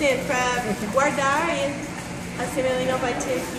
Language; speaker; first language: Portuguese; non-native, learner; English